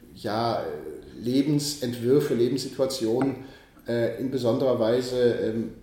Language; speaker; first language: German; native; German